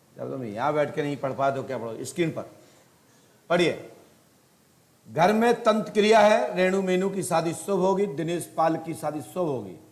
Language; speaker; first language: Hindi; native; Hindi